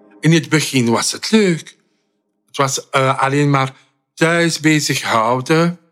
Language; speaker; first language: Dutch; non-native, fluent; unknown